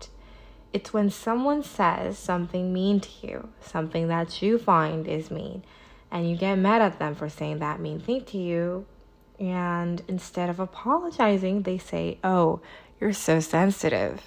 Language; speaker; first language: English; native; English